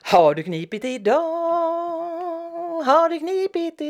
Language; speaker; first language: Swedish; native; Swedish